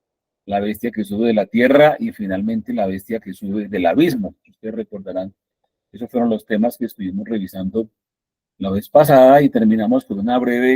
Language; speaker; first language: Spanish; native; Spanish